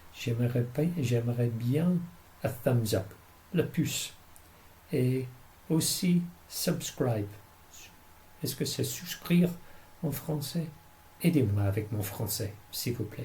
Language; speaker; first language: French; non-native, fluent; English